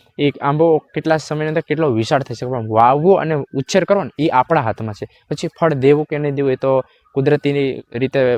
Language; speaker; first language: Gujarati; non-native, local second language; Rathawi